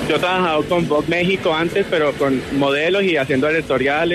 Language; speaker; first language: Spanish; early bilingual, heritage; Spanish